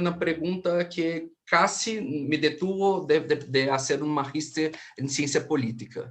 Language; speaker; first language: Spanish; non-native, fluent; Portuguese